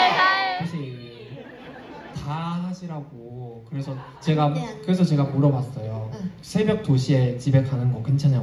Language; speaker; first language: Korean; non-native, fluent; Chinese